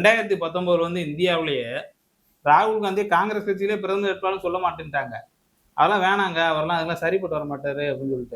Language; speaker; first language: Tamil; native; Tamil